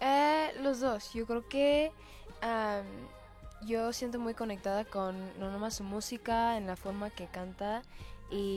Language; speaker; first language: Spanish; early bilingual, heritage; Spanish